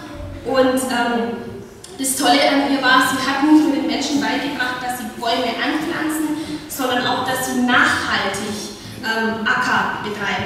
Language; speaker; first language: German; non-native, fluent; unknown